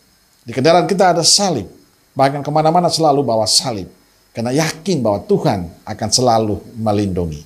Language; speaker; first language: Indonesian; native; Indonesian